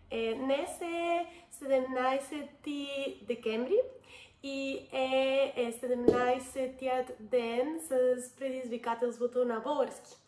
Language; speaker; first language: Bulgarian; non-native, learner; Spanish